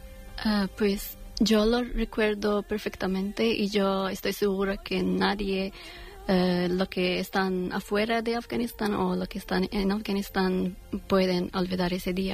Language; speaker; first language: Spanish; non-native, learner; Persian